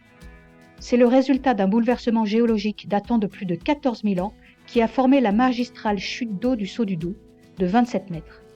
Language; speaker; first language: French; native; French